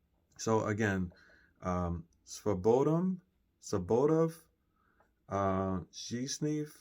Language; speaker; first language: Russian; non-native, learner; English